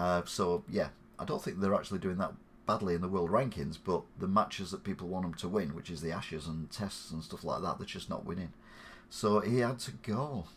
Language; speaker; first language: English; native; English